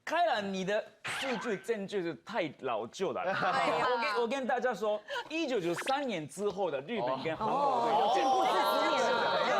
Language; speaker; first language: Chinese; non-native, fluent; Japanese